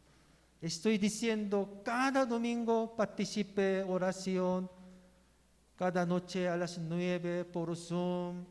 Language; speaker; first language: Spanish; non-native, learner; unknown